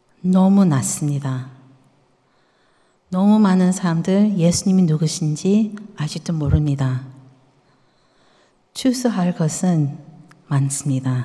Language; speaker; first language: Korean; early bilingual, heritage; Korean